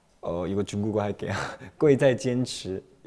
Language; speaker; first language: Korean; non-native, fluent; Chinese